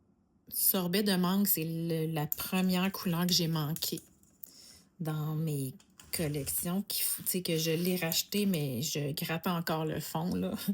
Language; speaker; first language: French; native; French